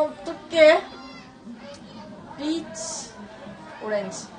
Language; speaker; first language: Korean; non-native, learner; Japanese